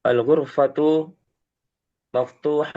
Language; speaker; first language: Arabic; non-native, learner; Indonesian